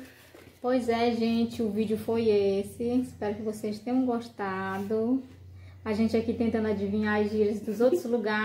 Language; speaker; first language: Portuguese; native; Portuguese